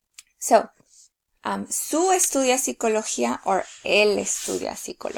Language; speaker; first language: Spanish; early bilingual, heritage; Spanish